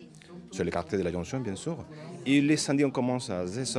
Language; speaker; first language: French; non-native, fluent; Spanish